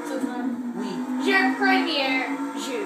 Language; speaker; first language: French; non-native, learner; English